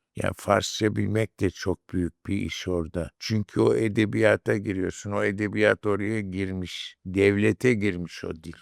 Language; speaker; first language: Turkish; native; Turkish